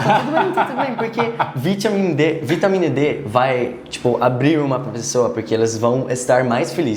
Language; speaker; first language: Portuguese; non-native, learner; Dutch